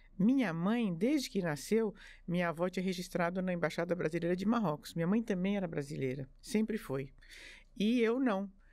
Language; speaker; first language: Portuguese; early bilingual, other home language; French